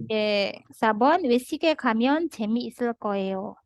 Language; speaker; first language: Korean; non-native, learner; Indonesian